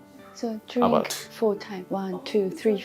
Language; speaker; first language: English; non-native, fluent; Japanese